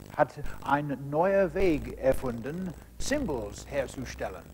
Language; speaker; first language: German; non-native, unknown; English